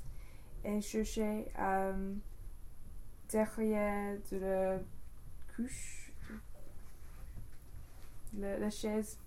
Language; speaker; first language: French; non-native, learner; English